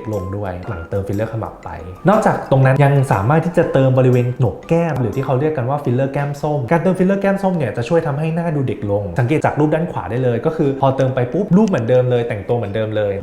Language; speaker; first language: Thai; native; Thai